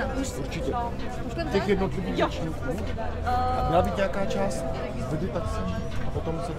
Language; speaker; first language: Czech; native; Czech